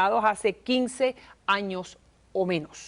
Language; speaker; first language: Spanish; native; Spanish